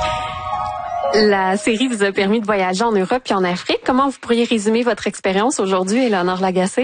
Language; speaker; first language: French; native; French